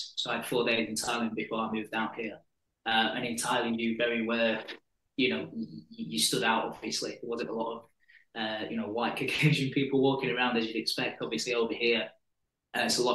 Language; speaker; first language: English; native; English